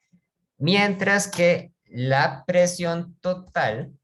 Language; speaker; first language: Spanish; native; Spanish